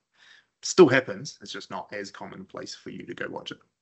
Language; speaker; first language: English; native; English